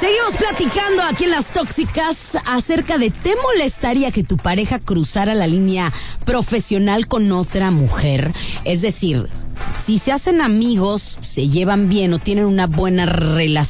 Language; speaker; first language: Spanish; native; Spanish